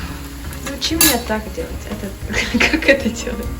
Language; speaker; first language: Russian; early bilingual, heritage; Russian